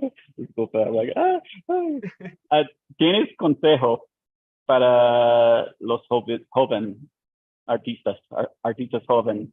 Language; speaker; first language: Spanish; non-native, learner; English